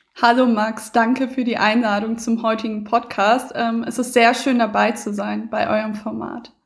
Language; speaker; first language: German; early bilingual, other home language; Persian